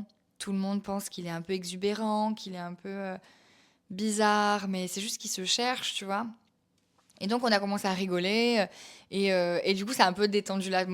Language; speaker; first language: French; native; French